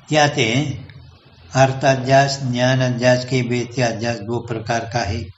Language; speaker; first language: Hindi; non-native, local second language; Kannada